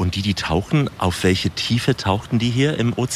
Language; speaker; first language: German; native; German